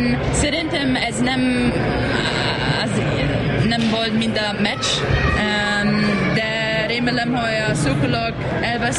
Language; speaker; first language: Hungarian; non-native, learner; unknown